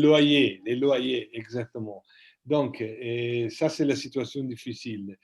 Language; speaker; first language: French; non-native, fluent; Italian